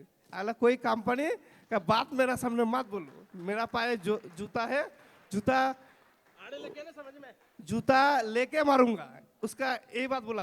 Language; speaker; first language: Hindi; non-native, local second language; Bangla